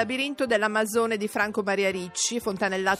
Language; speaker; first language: Italian; native; Italian